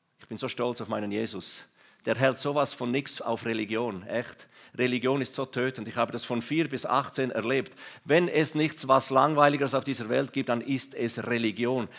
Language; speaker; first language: German; non-native, local second language; Romansh